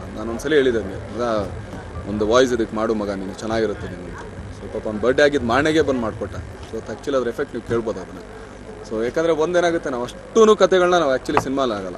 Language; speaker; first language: Kannada; native; Kannada